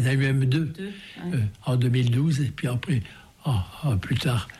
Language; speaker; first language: French; native; French